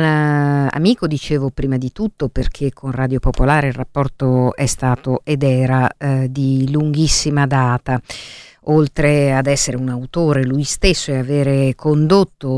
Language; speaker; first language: Italian; native; Italian